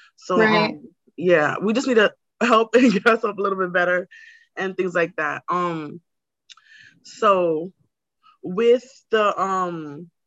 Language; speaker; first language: English; native; English